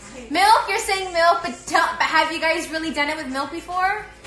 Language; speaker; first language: English; early bilingual, other home language; Spanish